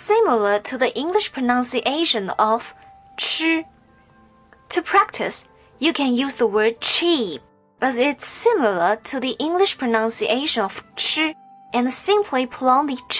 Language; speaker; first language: English; non-native, fluent; Chinese